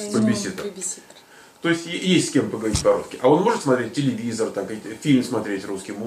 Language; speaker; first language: Russian; native; Russian